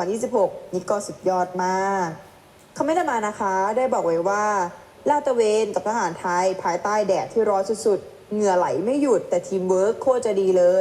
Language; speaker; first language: Thai; native; Thai